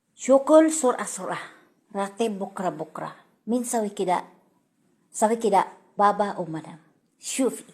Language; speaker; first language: Arabic; non-native, learner; Oromo